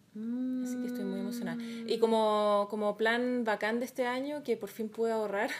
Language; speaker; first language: Spanish; native; Spanish